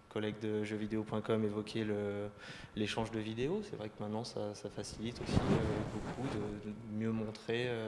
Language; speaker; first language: French; native; French